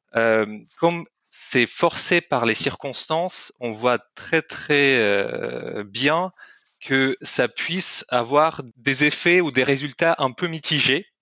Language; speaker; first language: French; non-native, fluent; Russian